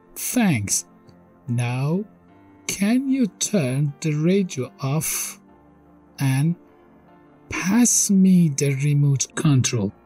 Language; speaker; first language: English; non-native, fluent; Persian